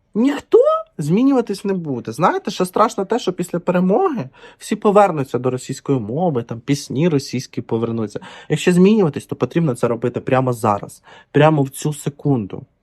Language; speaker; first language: Ukrainian; non-native, local second language; Russian